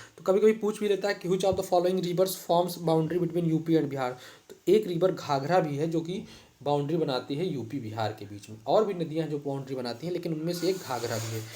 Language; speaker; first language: Hindi; native; Hindi